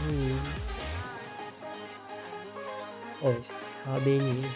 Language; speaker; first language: Japanese; non-native, learner; English